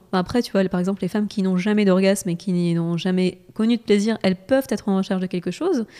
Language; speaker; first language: French; non-native, fluent; Russian